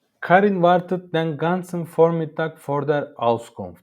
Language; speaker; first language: German; non-native, learner; Turkish